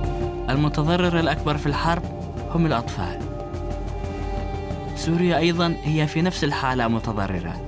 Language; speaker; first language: Arabic; native; Arabic